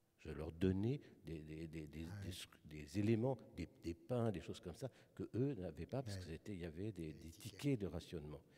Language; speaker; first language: French; early bilingual, other home language; German